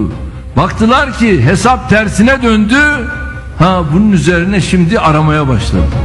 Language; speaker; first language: Turkish; native; Turkish